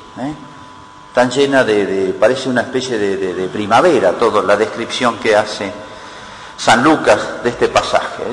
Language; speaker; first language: Spanish; native; Spanish